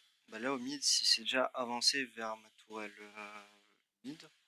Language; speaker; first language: French; native; French